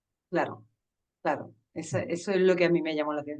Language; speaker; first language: Spanish; native; Spanish